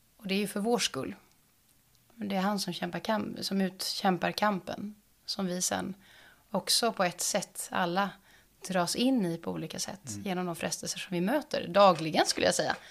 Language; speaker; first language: Swedish; native; Swedish